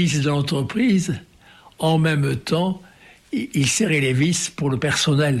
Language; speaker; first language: French; native; French